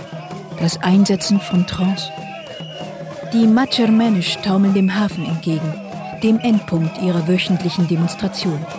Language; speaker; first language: German; native; German